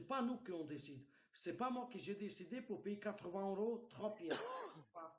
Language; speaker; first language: French; non-native, fluent; Romanian